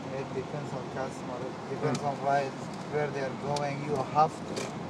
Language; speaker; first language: English; non-native, learner; Persian